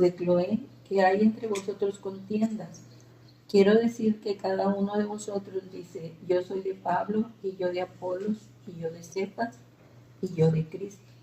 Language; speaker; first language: Spanish; native; Spanish